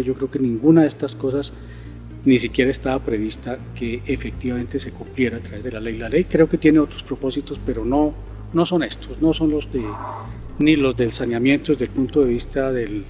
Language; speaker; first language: Spanish; native; Spanish